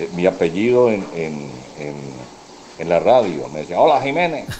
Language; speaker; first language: Spanish; native; Spanish